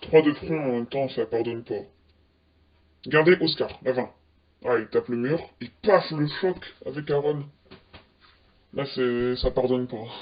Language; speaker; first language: French; native; French